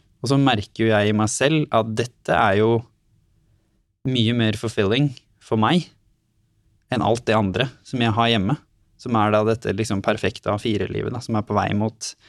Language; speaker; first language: Norwegian; native; Norwegian